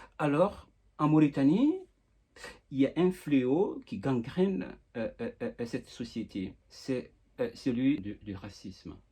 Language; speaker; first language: French; non-native, local second language; Fula